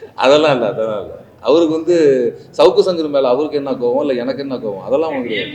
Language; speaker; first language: Tamil; native; Tamil